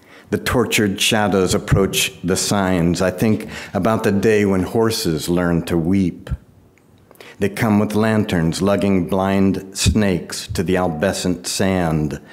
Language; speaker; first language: English; native; English